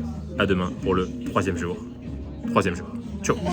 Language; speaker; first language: French; native; French